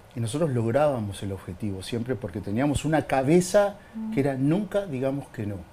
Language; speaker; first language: Spanish; native; Spanish